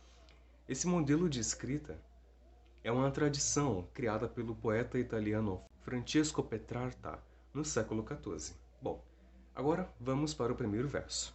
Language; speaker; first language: Portuguese; native; Portuguese